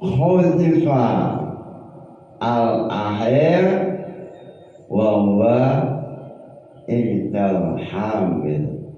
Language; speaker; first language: Arabic; non-native, fluent; Javanese